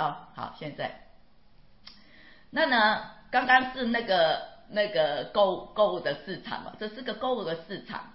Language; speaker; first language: Chinese; native; Chinese